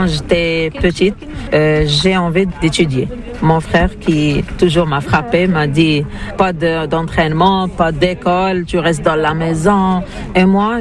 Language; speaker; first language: French; non-native, learner; Arabic